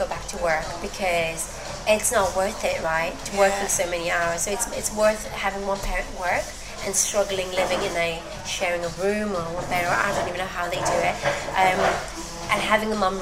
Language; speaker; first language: English; non-native, fluent; Greek